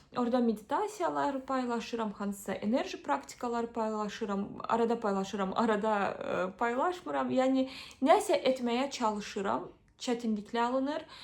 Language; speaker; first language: Azerbaijani; early bilingual, heritage; Azerbaijani